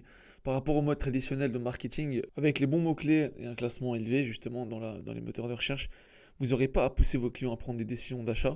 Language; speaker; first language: French; native; French